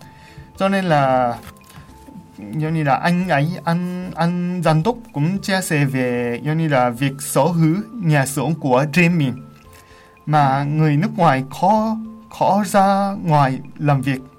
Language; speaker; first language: Vietnamese; non-native, fluent; Japanese